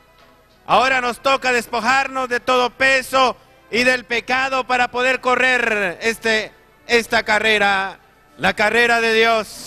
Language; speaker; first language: Spanish; native; Spanish